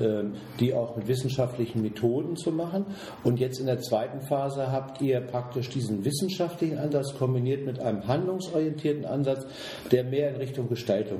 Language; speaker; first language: German; native; German